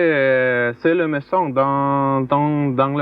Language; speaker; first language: French; non-native, learner; Danish